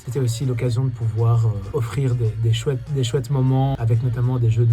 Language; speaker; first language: French; native; French